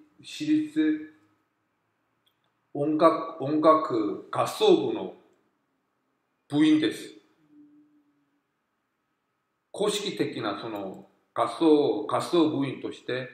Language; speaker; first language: Japanese; non-native, fluent; Korean